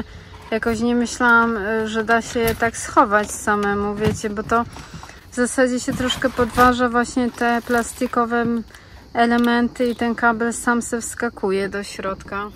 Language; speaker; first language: Polish; native; Polish